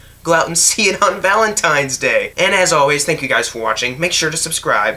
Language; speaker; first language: English; native; English